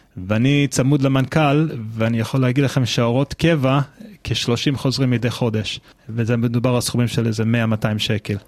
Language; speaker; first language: Hebrew; non-native, fluent; English